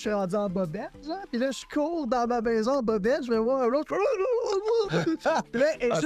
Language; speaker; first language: French; native; French